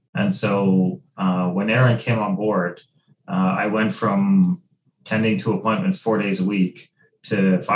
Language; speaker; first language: English; native; English